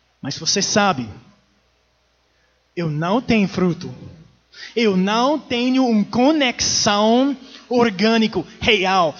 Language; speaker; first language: Portuguese; non-native, learner; English